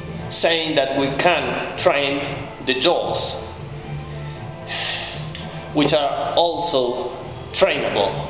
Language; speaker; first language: English; non-native, fluent; Spanish